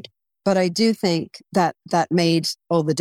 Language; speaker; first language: English; native; English